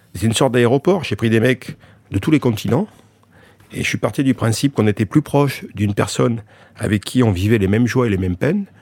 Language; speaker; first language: French; native; French